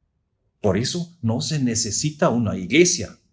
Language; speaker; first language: Spanish; non-native, fluent; German